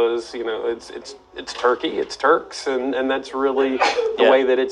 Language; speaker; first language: English; native; English